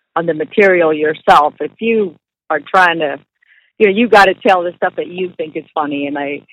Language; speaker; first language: English; non-native, fluent; Spanish